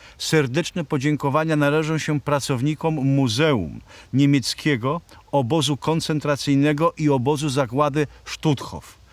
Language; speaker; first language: Polish; native; Polish